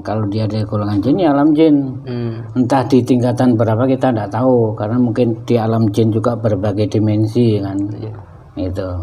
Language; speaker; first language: Indonesian; native; Indonesian